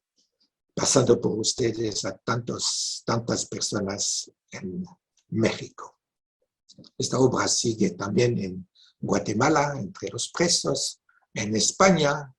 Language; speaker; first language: Spanish; non-native, fluent; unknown